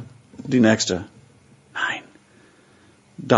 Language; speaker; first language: German; non-native, fluent; English